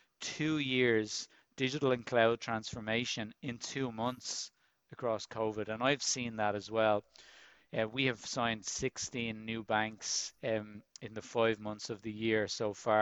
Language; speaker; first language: English; native; English